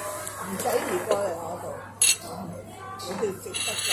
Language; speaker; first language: Cantonese; native; Cantonese